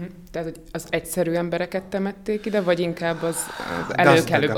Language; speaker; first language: Hungarian; native; Hungarian